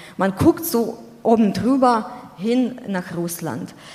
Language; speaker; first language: German; non-native, fluent; Ukrainian